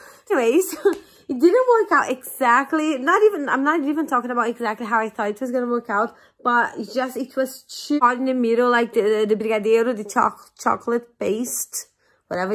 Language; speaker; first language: English; non-native, fluent; Portuguese